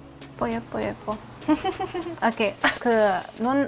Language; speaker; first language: Korean; non-native, learner; Arabic